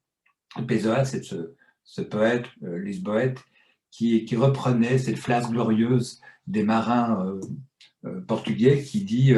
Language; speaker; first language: French; native; French